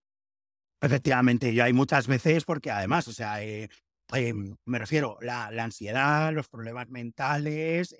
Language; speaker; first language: Spanish; native; Spanish